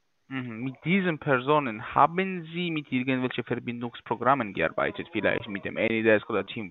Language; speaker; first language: German; non-native, fluent; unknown